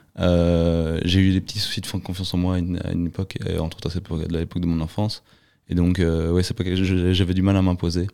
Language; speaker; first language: French; native; French